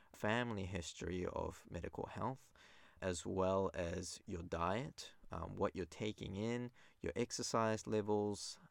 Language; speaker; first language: English; native; English